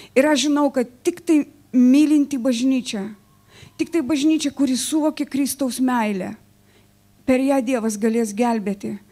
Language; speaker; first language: Lithuanian; non-native, local second language; Russian